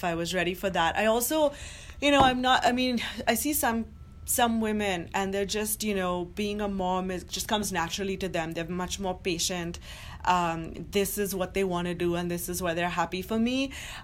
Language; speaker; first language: English; non-native, local second language; Hindi